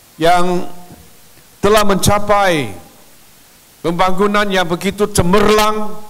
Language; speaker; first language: Malay; non-native, local second language; Chinese